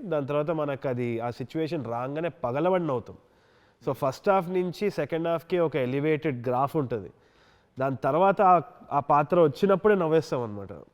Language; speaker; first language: Telugu; native; Telugu